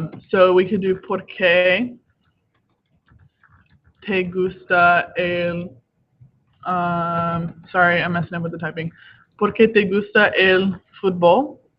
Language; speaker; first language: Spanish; non-native, fluent; English